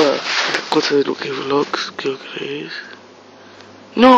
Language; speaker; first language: Spanish; native; Spanish